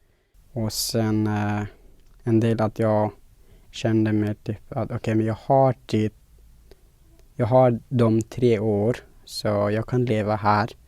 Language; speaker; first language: Swedish; non-native, fluent; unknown